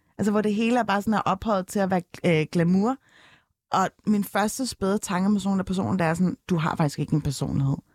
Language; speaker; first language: Danish; native; Danish